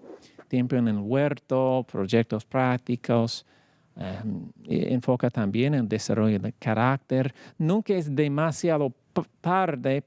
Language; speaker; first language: Spanish; non-native, fluent; English